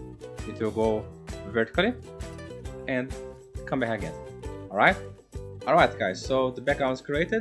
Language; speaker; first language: English; non-native, fluent; Portuguese